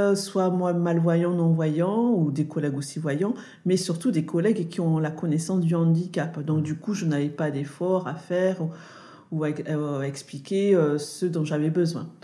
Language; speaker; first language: French; native; French